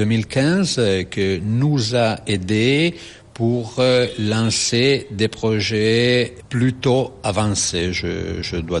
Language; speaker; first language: French; non-native, fluent; Italian